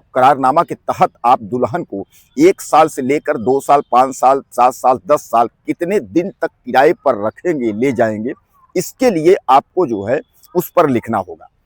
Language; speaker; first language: Hindi; native; Hindi